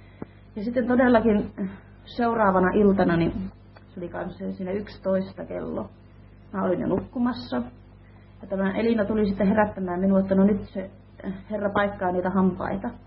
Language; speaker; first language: Finnish; native; Finnish